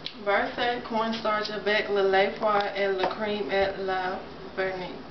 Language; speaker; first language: French; non-native, learner; English